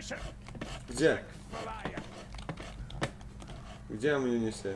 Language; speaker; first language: Polish; native; Polish